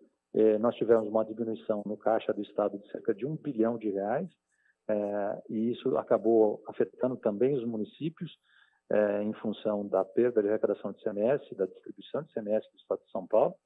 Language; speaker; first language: Portuguese; native; Portuguese